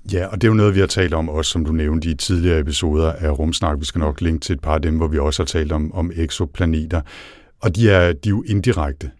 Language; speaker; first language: Danish; native; Danish